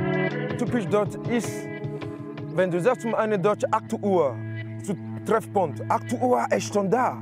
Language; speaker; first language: German; non-native, learner; French